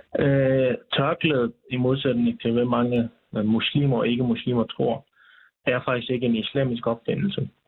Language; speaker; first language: Danish; early bilingual, other home language; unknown